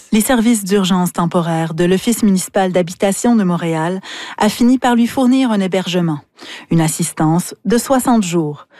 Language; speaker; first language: French; native; French